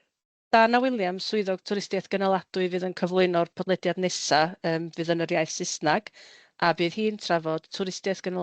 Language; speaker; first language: Welsh; native; Welsh